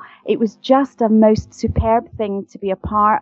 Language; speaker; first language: English; native; English